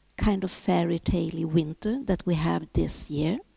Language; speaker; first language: English; non-native, fluent; Swedish